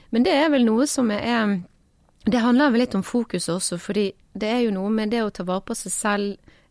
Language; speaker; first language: Norwegian; native; Norwegian